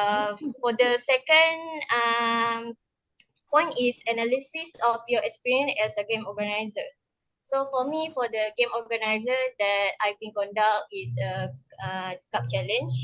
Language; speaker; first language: English; non-native, local second language; Malay